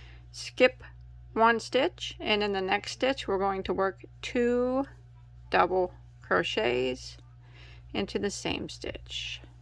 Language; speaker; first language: English; native; English